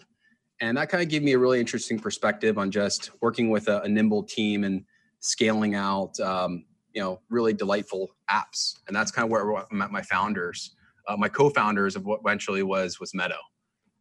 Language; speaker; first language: English; native; English